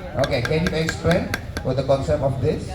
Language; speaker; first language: English; non-native, learner; Indonesian